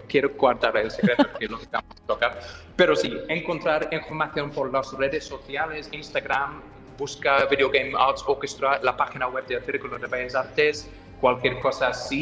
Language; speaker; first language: Spanish; non-native, fluent; English